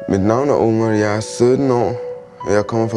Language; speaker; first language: Danish; early bilingual, other home language; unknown